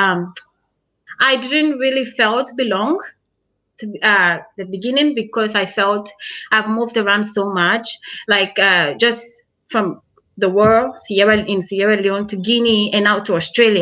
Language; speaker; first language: English; early bilingual, other home language; Krio